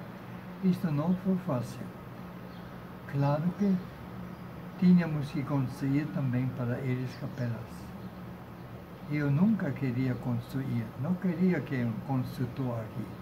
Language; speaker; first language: Portuguese; non-native, fluent; German